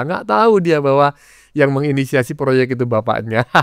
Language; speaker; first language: Indonesian; native; Indonesian